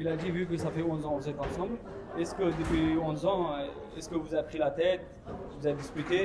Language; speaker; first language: French; non-native, fluent; Pashto